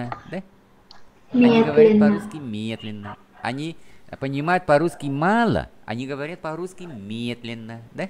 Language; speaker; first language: Russian; non-native, fluent; Vietnamese